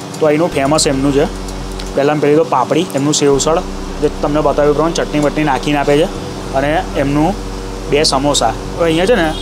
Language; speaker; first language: Gujarati; native; Gujarati